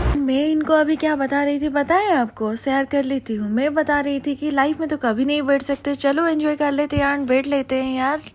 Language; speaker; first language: Hindi; native; Hindi